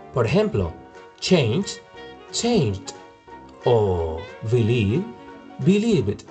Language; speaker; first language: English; non-native, fluent; Spanish